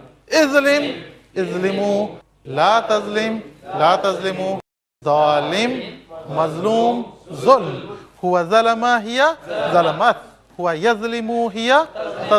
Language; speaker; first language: Arabic; non-native, fluent; Urdu